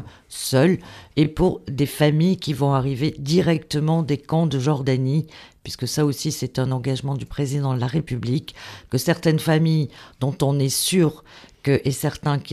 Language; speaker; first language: French; native; French